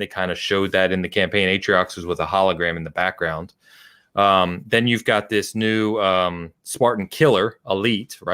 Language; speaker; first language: English; native; English